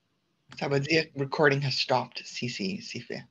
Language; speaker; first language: French; native; French